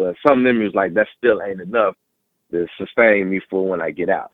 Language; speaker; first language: English; native; English